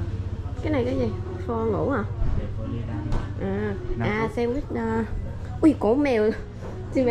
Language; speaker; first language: Vietnamese; non-native, learner; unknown